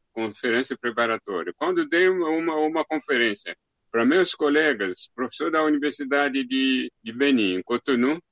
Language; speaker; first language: Portuguese; non-native, fluent; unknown